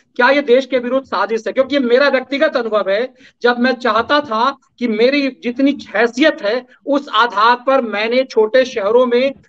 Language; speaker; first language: Hindi; native; Hindi